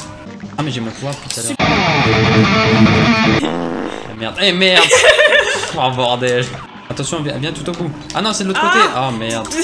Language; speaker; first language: French; native; French